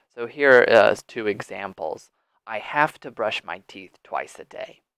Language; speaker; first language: English; native; English